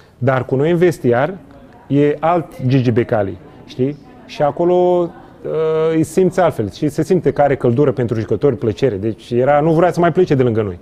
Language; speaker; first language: Romanian; non-native, fluent; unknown